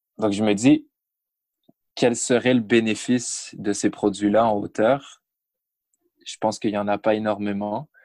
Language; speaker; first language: French; native; French